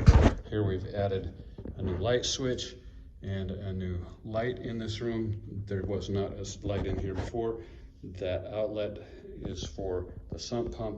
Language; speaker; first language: English; native; English